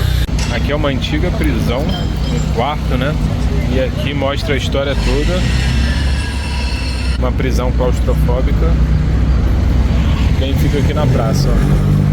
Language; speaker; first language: Portuguese; native; Portuguese